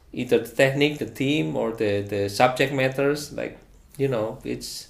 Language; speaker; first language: English; non-native, fluent; Indonesian